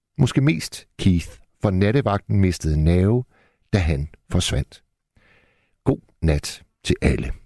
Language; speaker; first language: Danish; native; Danish